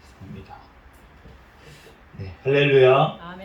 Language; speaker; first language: Korean; native; Korean